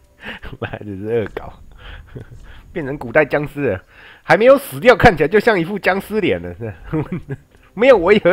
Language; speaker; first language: Chinese; native; Chinese